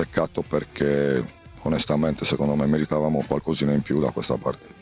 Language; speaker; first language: Italian; native; Italian